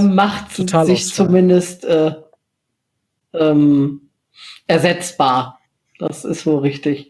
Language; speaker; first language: German; native; German